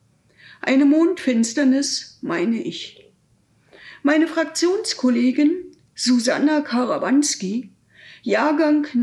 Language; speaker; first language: German; native; German